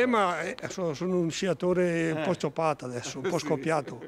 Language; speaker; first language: Italian; native; Italian